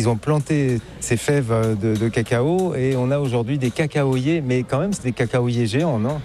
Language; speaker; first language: French; native; French